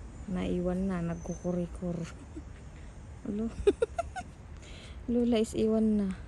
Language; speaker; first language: Filipino; non-native, local second language; Iloko